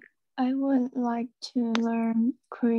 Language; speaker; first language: English; non-native, learner; Chinese